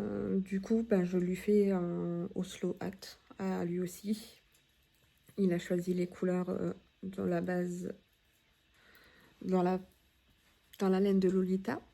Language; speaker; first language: French; native; French